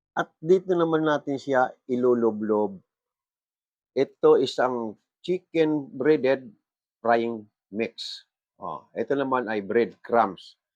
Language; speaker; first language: Filipino; non-native, local second language; Bikol